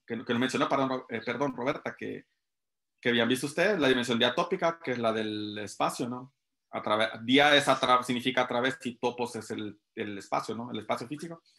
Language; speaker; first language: Spanish; native; Spanish